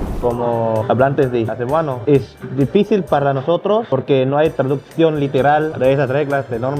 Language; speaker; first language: Spanish; non-native, learner; Cebuano